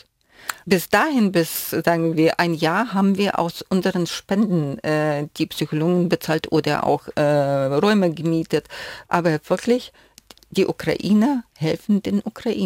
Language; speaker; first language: German; non-native, fluent; Ukrainian